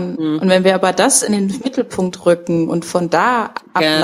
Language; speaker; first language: German; native; German